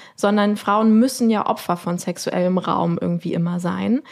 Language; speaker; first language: German; non-native, fluent; Spanish